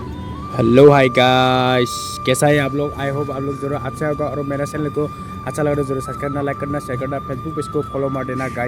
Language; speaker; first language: Hindi; non-native, local second language; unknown